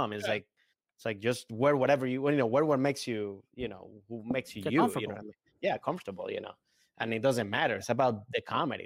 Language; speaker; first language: English; native; English